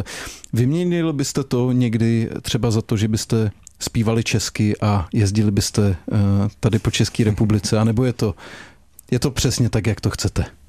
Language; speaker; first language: Czech; native; Czech